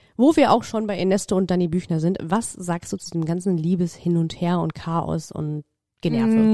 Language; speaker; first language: German; native; German